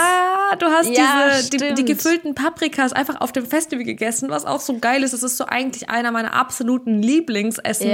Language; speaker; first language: German; early bilingual, other home language; Russian